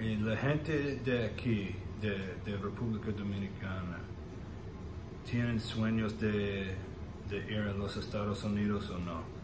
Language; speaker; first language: Spanish; non-native, learner; English